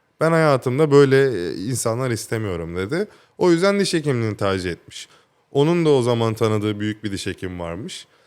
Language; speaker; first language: Turkish; native; Turkish